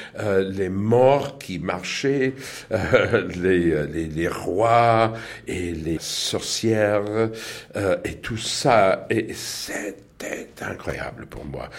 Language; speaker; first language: French; non-native, learner; English